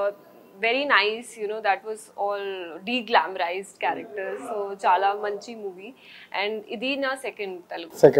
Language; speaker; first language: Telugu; non-native, learner; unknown